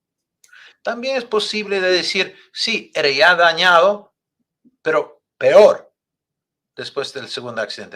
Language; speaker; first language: Spanish; non-native, fluent; English